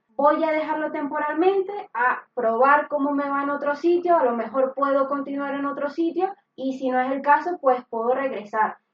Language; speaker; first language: Spanish; native; Spanish